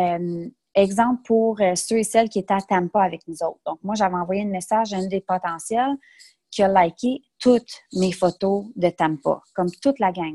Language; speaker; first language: French; native; French